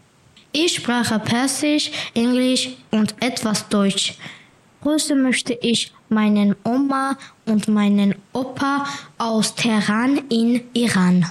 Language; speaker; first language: German; non-native, learner; Persian